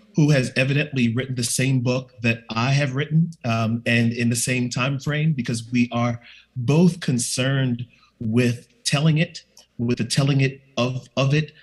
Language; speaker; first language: English; native; English